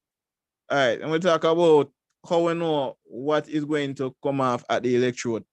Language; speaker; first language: English; native; English